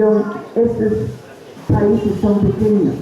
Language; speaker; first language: Spanish; non-native, fluent; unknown